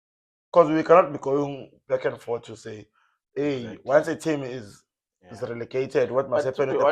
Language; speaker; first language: English; non-native, local second language; Zulu